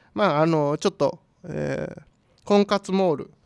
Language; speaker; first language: Japanese; native; Japanese